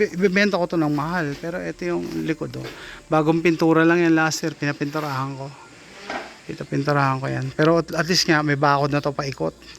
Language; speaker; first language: Filipino; native; Filipino